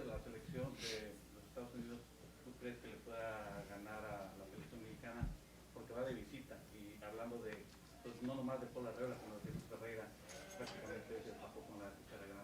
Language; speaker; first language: Spanish; native; Spanish